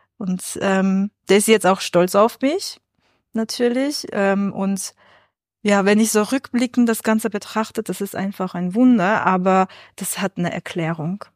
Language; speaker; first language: German; non-native, fluent; Armenian